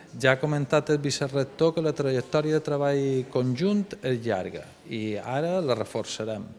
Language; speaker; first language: Catalan; native; Catalan